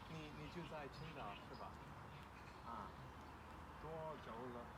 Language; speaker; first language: Chinese; non-native, learner; English